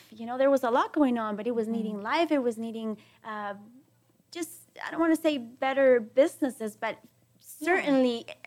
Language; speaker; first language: English; non-native, fluent; Spanish